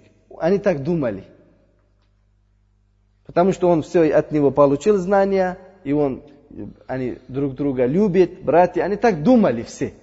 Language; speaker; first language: Russian; non-native, fluent; Uzbek